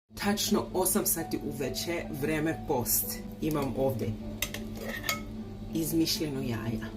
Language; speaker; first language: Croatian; early bilingual, heritage; Serbian